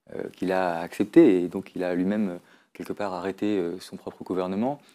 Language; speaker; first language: French; native; French